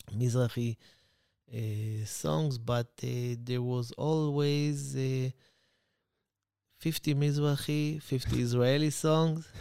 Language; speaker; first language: English; non-native, learner; Hebrew